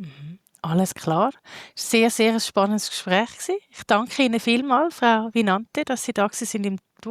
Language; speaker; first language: German; native; German